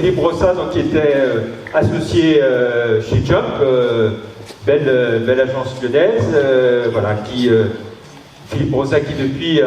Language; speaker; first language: French; native; French